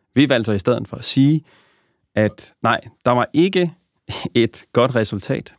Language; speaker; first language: Danish; early bilingual, other home language; Bosnian